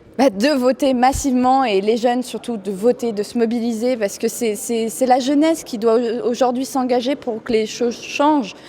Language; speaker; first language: French; native; French